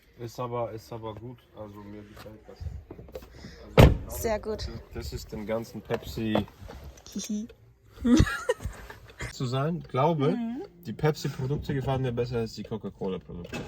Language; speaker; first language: German; early bilingual, other home language; Turkish